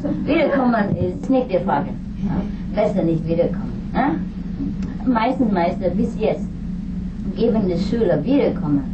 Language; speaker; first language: German; non-native, learner; Vietnamese